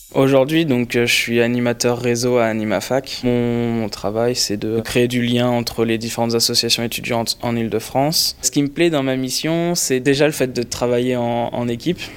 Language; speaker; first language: French; native; French